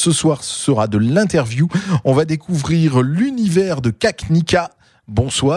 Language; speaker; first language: French; native; French